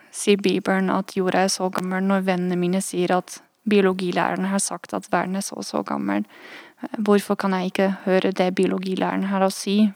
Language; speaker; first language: Norwegian; non-native, fluent; Dutch